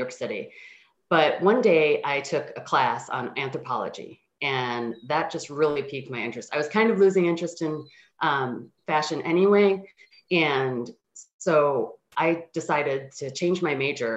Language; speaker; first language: English; native; English